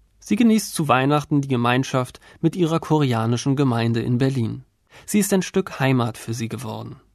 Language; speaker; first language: German; native; German